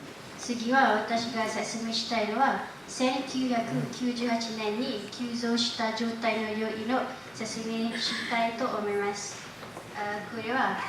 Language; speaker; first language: Japanese; non-native, learner; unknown